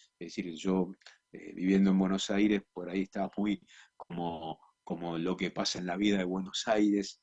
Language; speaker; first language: Spanish; native; Spanish